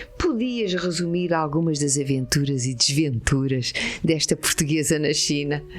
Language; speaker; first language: Portuguese; native; Portuguese